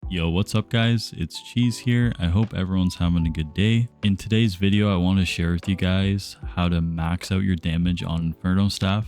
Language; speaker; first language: English; native; English